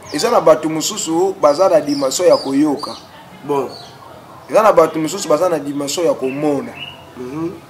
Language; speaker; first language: Lingala; non-native, local second language; Kongo